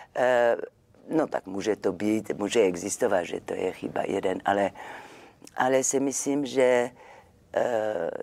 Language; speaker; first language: Czech; non-native, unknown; French